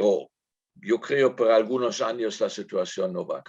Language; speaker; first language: Spanish; non-native, fluent; German